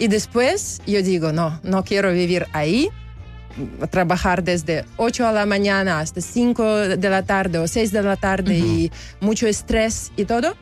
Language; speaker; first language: Spanish; non-native, learner; Belarusian